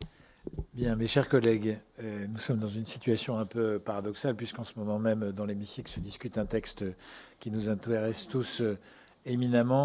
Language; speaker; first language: French; native; French